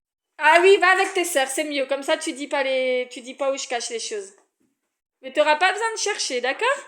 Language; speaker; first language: French; native; French